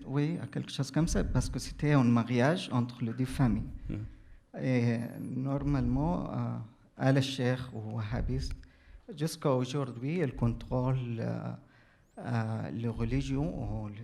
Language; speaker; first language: French; non-native, learner; Arabic